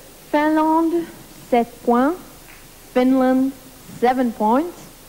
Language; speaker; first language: English; non-native, fluent; Luxembourgish